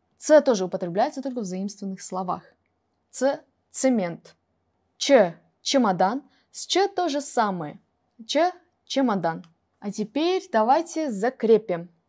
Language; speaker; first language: Russian; non-native, local second language; Kara-Kalpak